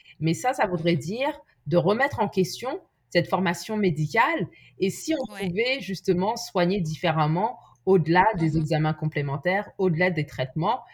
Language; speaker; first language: French; native; French